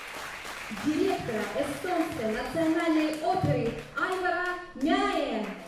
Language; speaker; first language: Russian; native; Russian